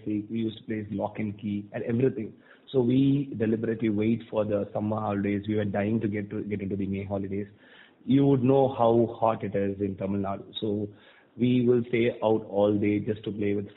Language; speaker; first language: English; non-native, local second language; Tamil